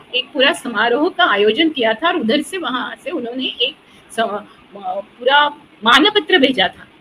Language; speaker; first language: Hindi; non-native, local second language; Marathi